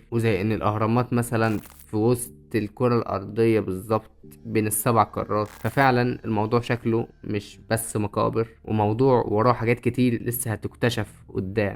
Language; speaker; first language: Arabic; native; Arabic